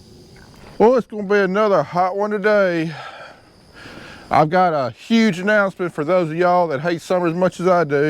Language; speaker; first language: English; native; English